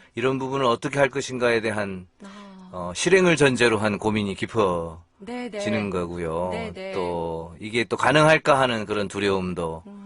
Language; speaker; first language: Korean; native; Korean